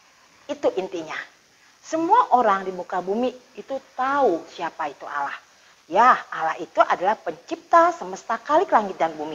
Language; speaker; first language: Indonesian; native; Indonesian